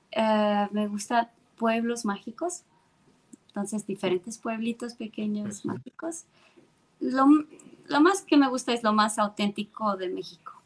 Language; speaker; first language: Spanish; non-native, fluent; Estonian